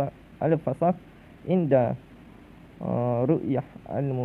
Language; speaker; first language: Arabic; non-native, learner; Malay